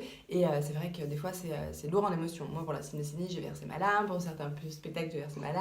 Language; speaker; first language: French; native; French